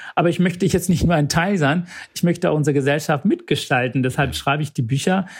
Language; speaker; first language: German; early bilingual, other home language; Tamil